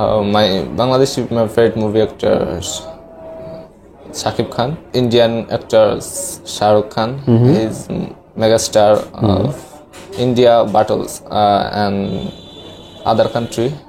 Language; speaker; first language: English; non-native, learner; Bangla